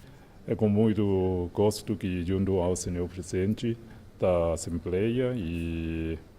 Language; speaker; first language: Portuguese; non-native, fluent; Chinese